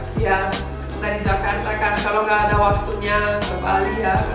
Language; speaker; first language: Indonesian; non-native, learner; Romanian